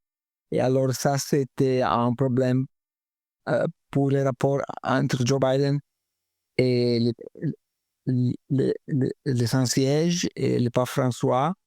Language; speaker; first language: French; non-native, fluent; Italian